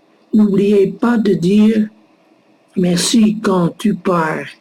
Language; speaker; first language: French; non-native, learner; Dutch